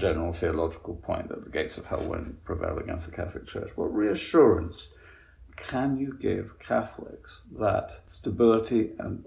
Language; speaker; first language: English; native; English